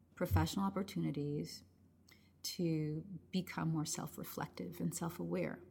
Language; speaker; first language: English; early bilingual, other home language; Spanish